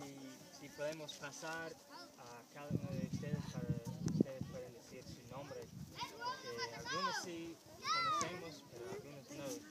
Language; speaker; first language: Spanish; non-native, learner; English